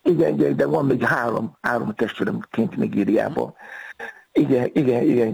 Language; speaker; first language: Hungarian; non-native, fluent; Yoruba